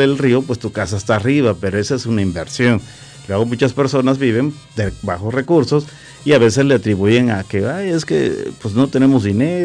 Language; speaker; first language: Spanish; native; Spanish